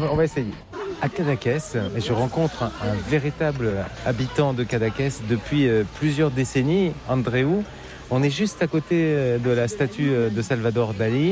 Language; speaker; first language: French; native; French